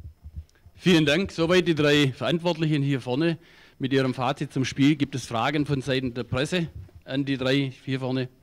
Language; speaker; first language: German; native; German